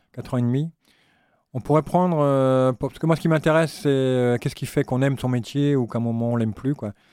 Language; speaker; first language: French; native; French